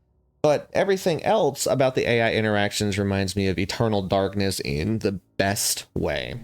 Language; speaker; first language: English; native; English